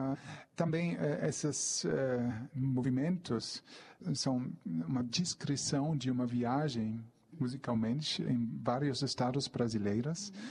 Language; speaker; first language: Portuguese; non-native, fluent; German